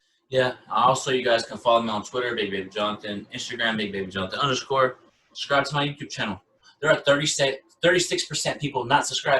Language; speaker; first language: English; native; English